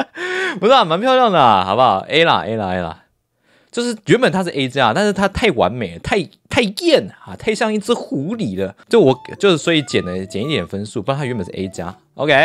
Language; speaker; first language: Chinese; native; Chinese